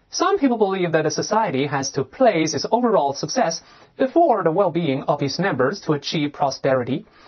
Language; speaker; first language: English; non-native, fluent; Chinese